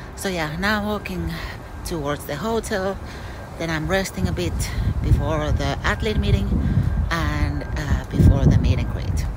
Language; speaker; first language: English; non-native, fluent; Finnish